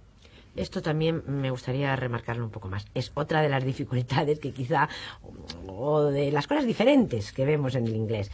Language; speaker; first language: Spanish; native; Spanish